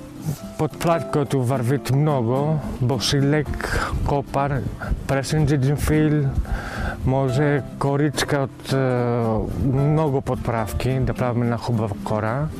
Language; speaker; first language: Bulgarian; non-native, fluent; Greek